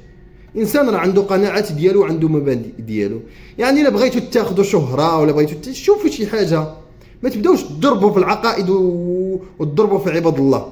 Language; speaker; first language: Arabic; native; Arabic